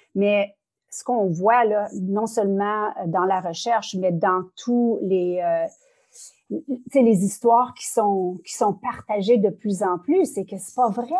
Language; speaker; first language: French; native; French